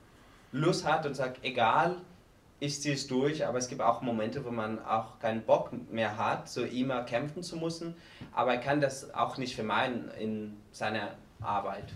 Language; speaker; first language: German; non-native, learner; Spanish